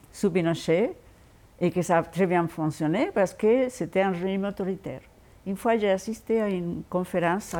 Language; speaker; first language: French; non-native, fluent; Spanish